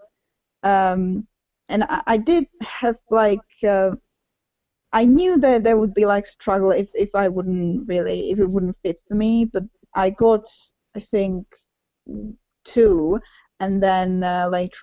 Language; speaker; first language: English; non-native, fluent; Czech